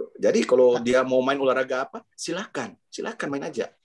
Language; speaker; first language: Indonesian; native; Indonesian